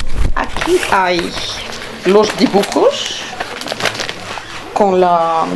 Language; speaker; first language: Spanish; non-native, fluent; Russian